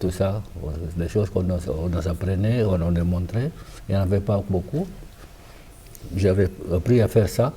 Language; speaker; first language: French; non-native, fluent; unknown